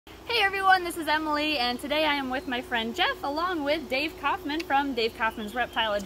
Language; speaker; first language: English; native; English